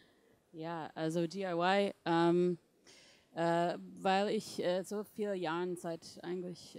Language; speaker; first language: German; non-native, fluent; English